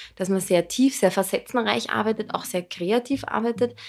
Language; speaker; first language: German; non-native, fluent; Serbian